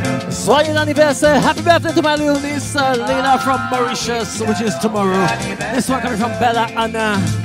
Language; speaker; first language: English; non-native, local second language; Seselwa Creole French